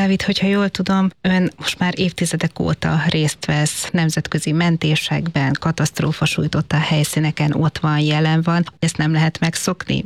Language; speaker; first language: Hungarian; native; Hungarian